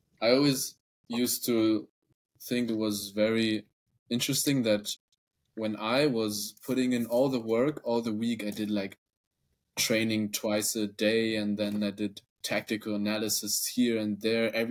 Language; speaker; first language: English; non-native, fluent; German